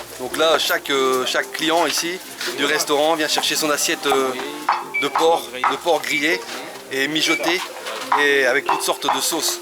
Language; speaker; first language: French; native; French